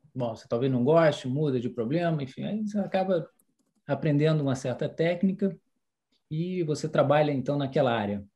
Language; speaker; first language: Portuguese; early bilingual, other home language; French